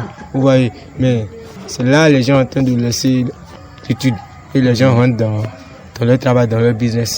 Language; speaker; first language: French; non-native, learner; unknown